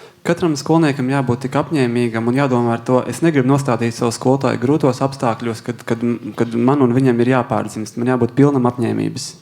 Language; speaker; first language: Latvian; native; Latvian